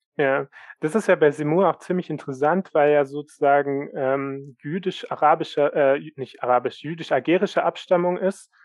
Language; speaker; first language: German; native; German